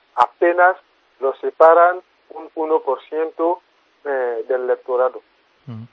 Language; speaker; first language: Spanish; non-native, fluent; French